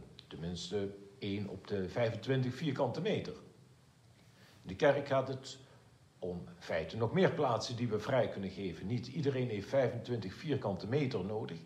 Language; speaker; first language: Dutch; native; Dutch